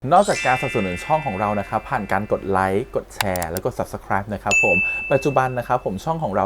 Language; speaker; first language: Thai; native; Thai